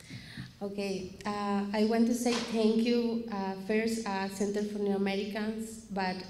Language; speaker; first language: English; non-native, learner; Spanish